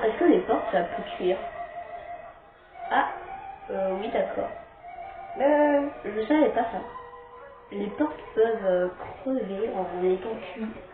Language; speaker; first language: French; native; French